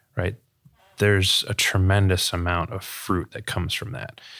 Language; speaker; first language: English; native; English